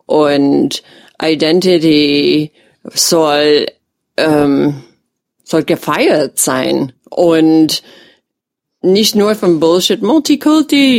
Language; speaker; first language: German; non-native, fluent; English